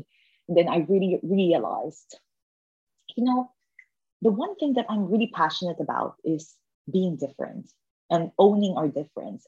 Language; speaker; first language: English; non-native, local second language; Filipino